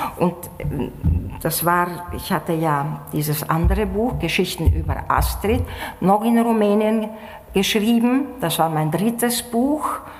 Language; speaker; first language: German; native; German